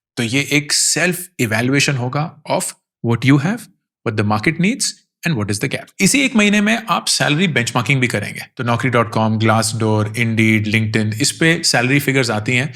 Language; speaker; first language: Hindi; native; Hindi